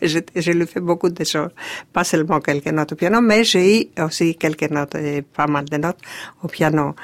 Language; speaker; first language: French; non-native, fluent; Greek